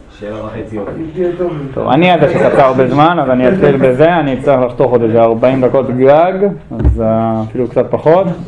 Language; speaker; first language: Hebrew; early bilingual, other home language; English